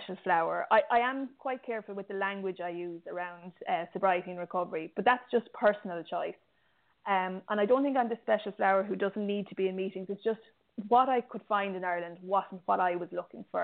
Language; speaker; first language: English; native; English